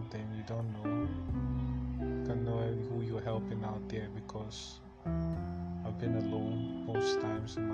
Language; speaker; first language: English; non-native, local second language; Igbo